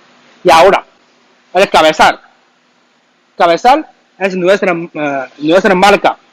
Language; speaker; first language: Spanish; non-native, learner; Chinese